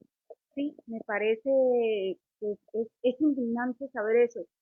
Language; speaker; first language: Spanish; native; Spanish